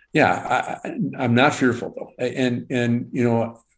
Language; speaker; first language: English; native; English